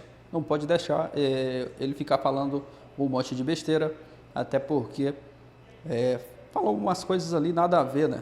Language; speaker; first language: Portuguese; native; Portuguese